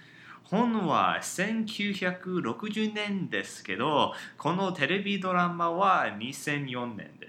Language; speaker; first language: Japanese; non-native, learner; English